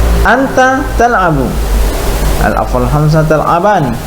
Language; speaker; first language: Arabic; non-native, fluent; Indonesian